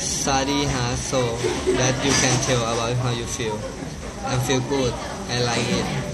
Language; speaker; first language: English; non-native, learner; Thai